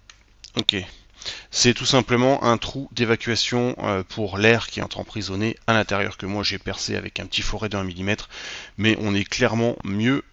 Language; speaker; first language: French; native; French